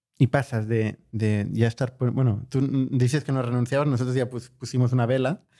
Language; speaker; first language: Spanish; native; Spanish